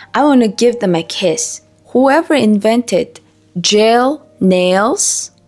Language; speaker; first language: English; non-native, fluent; Mongolian